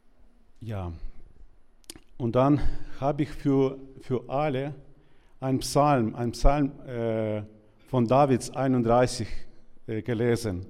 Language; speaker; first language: German; non-native, learner; Ukrainian